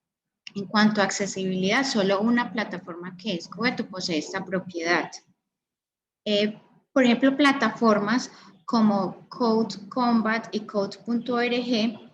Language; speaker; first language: Spanish; native; Spanish